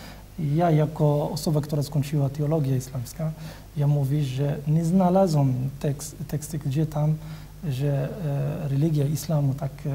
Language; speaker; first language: Polish; non-native, learner; Arabic